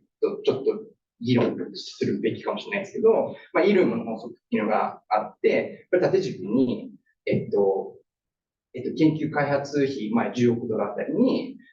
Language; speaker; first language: Japanese; native; Japanese